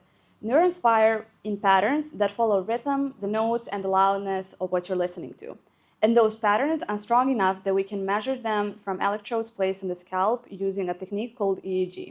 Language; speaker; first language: English; non-native, fluent; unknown